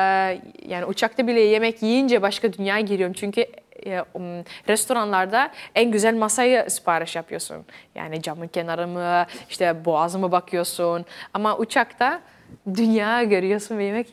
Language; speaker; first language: Turkish; early bilingual, heritage; Dutch